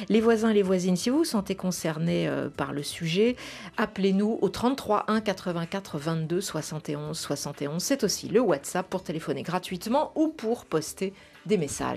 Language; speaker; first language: French; native; French